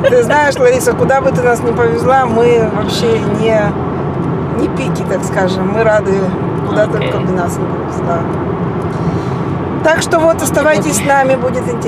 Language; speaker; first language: Russian; native; Russian